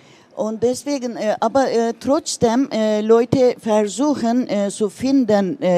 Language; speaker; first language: German; non-native, learner; Turkish